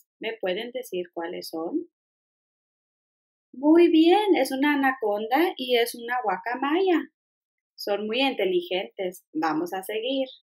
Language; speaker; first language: Spanish; early bilingual, heritage; Spanish